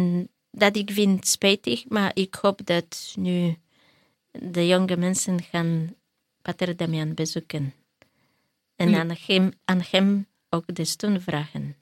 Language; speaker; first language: Dutch; non-native, learner; Polish